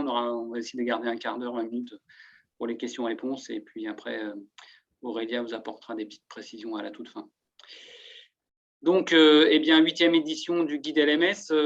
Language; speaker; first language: French; native; French